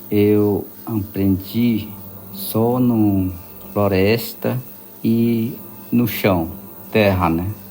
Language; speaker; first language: Portuguese; non-native, local second language; Yanomámi